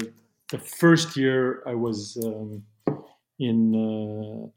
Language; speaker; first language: English; non-native, fluent; Italian